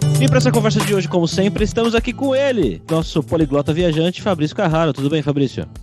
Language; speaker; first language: Portuguese; native; Portuguese